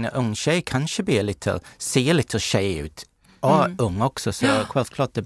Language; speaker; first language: Swedish; non-native, learner; English